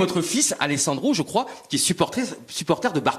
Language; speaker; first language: French; native; French